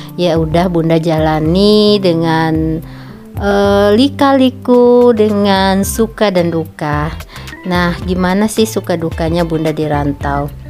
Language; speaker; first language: Indonesian; non-native, local second language; Minangkabau